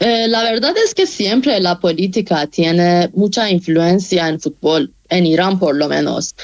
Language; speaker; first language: Spanish; non-native, fluent; Persian